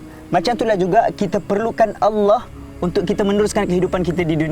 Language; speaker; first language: Malay; native; Malay